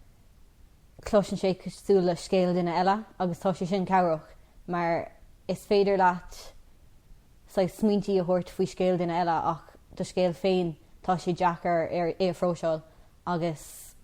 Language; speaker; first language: Irish; non-native, local second language; English